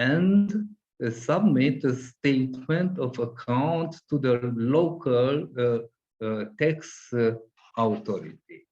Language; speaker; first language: English; non-native, fluent; Hungarian